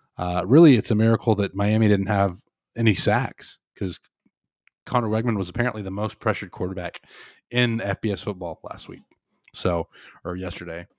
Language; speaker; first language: English; native; English